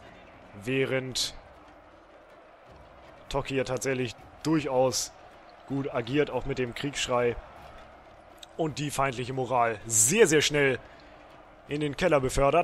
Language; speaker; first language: German; native; German